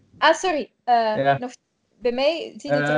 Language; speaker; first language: Dutch; native; Dutch